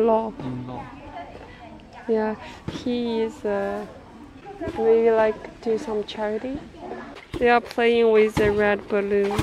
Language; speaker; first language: English; non-native, local second language; Chinese